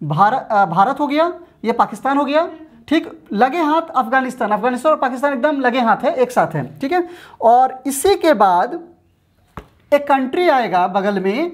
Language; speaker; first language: Hindi; native; Hindi